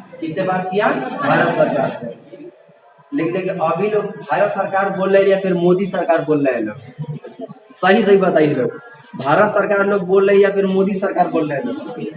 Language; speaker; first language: Hindi; native; Hindi